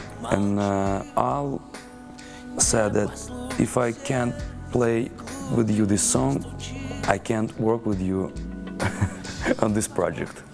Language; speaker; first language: English; non-native, learner; Russian